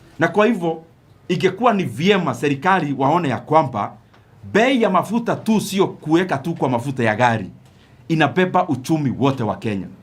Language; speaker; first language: Swahili; non-native, local second language; Kikuyu